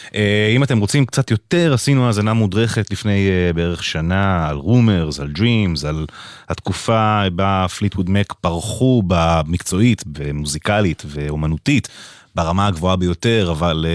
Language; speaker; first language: Hebrew; native; Hebrew